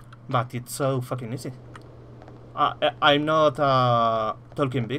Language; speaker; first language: English; non-native, fluent; Spanish